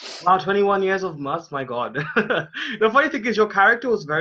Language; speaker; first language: English; non-native, local second language; Hindi